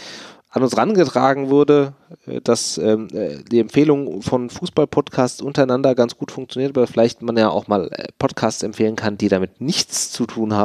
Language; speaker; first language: German; native; German